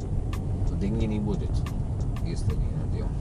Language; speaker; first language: Russian; non-native, learner; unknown